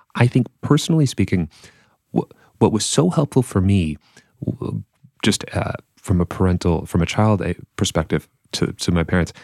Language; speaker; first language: English; native; English